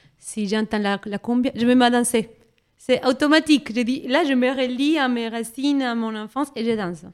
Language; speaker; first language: French; non-native, fluent; Spanish